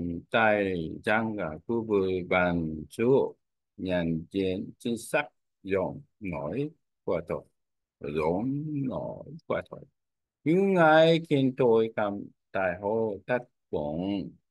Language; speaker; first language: Vietnamese; non-native, learner; Korean